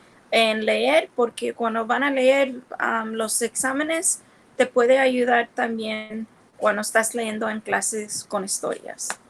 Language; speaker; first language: Spanish; early bilingual, heritage; Spanish